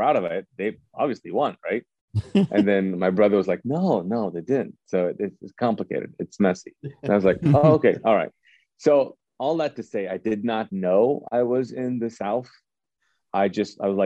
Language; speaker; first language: English; non-native, fluent; Urdu